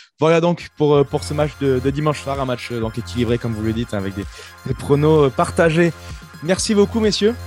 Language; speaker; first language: French; native; French